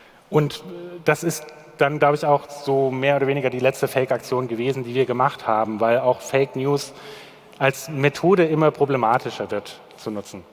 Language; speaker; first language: German; native; German